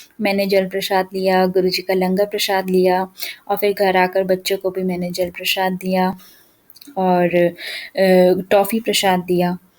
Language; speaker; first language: Hindi; native; Hindi